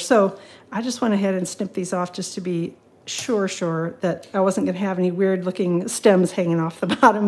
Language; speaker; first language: English; native; English